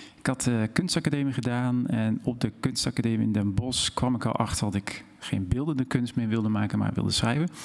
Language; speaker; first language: Dutch; native; Dutch